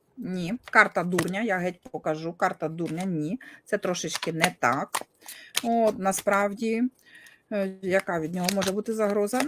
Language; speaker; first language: Ukrainian; non-native, local second language; Russian